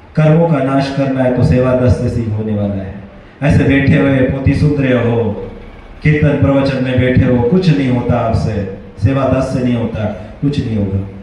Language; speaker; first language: Hindi; non-native, local second language; Marathi